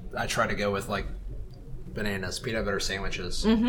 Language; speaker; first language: English; native; English